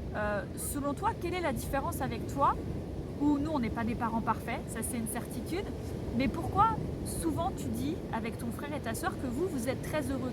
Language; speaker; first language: French; native; French